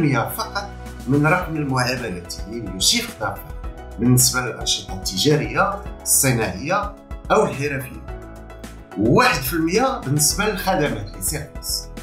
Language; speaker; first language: Arabic; native; Arabic